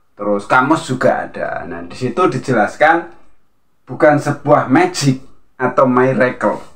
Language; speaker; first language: Indonesian; native; Indonesian